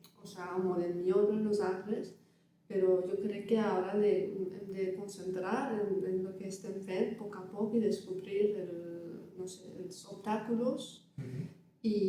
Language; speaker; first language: Catalan; non-native, learner; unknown